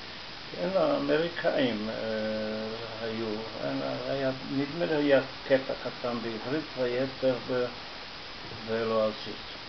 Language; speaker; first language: Hebrew; non-native, fluent; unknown